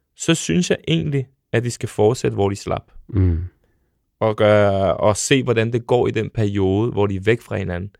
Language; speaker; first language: Danish; early bilingual, other home language; Serbian